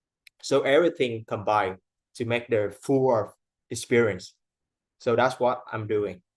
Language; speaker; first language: English; non-native, fluent; Vietnamese